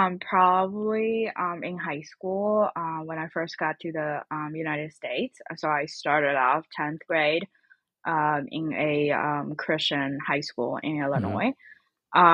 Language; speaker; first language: English; non-native, fluent; Chinese